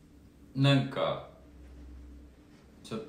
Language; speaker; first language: Japanese; non-native, fluent; Lithuanian